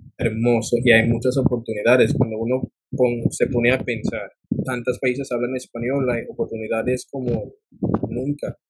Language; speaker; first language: Spanish; non-native, fluent; English